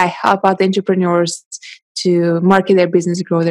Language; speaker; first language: English; non-native, fluent; Russian